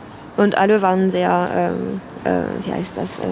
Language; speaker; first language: German; non-native, fluent; French